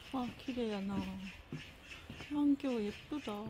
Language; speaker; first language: Korean; non-native, fluent; Japanese